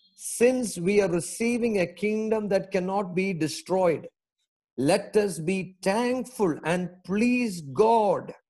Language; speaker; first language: English; non-native, local second language; Malayalam